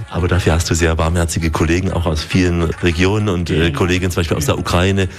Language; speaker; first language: German; native; German